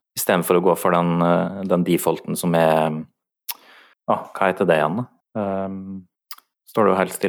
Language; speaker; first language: Norwegian; native; Norwegian